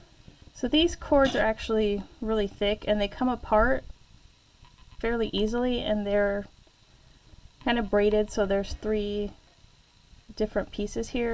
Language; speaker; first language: English; native; English